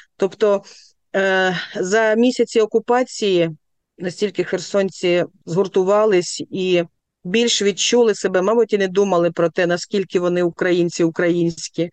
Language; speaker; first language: Ukrainian; native; Ukrainian